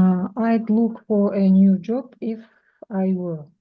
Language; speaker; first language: English; non-native, learner; Russian